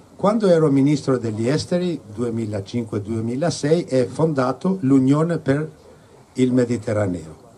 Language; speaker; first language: Italian; non-native, fluent; Albanian